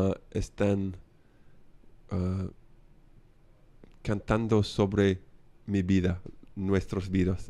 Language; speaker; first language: Spanish; non-native, learner; English